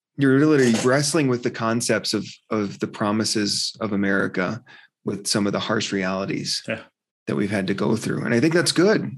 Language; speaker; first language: English; native; English